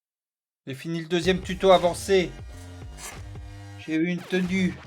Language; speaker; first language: French; native; French